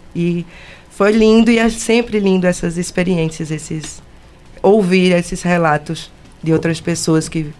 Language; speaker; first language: Portuguese; native; Portuguese